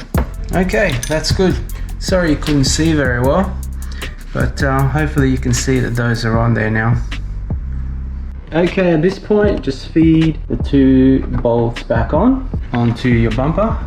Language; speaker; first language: English; native; English